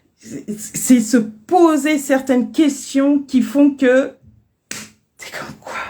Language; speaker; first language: French; native; French